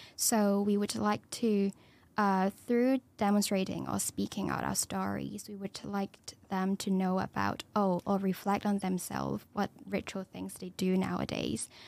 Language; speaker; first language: English; non-native, local second language; Cantonese